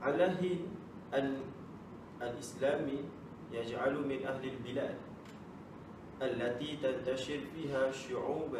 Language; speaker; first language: Arabic; non-native, learner; Malay